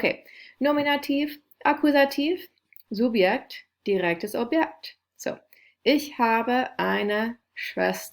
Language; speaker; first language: German; non-native, fluent; English